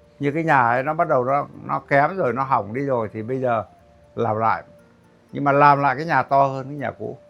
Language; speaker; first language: Vietnamese; native; Vietnamese